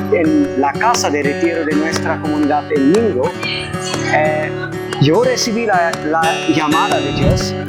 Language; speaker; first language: Spanish; non-native, fluent; German